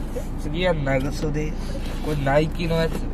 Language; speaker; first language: Japanese; early bilingual, other home language; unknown